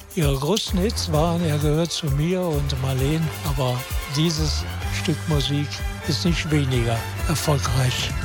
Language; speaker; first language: German; native; German